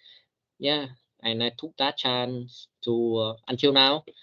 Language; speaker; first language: English; non-native, learner; Vietnamese